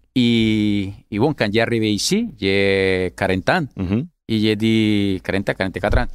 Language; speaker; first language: French; non-native, learner; Spanish